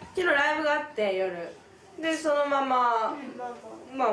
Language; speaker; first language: Japanese; native; Japanese